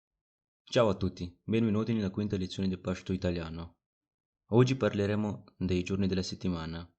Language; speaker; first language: Italian; non-native, fluent; Pashto